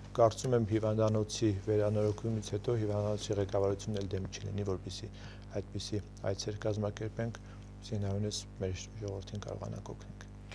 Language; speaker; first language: Armenian; native; Armenian